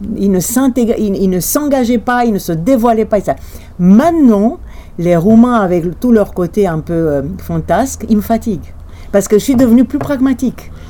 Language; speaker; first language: French; non-native, fluent; Romanian